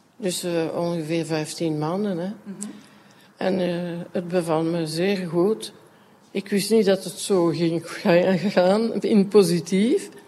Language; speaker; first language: Dutch; non-native, local second language; French